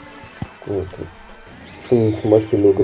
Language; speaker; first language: German; non-native, local second language; Luxembourgish